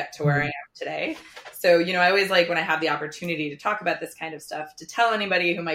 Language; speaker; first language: English; native; English